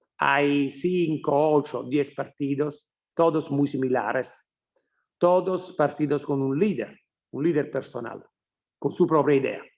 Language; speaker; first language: Spanish; non-native, fluent; Italian